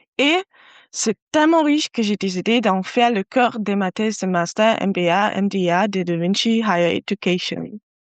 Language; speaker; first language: French; non-native, fluent; German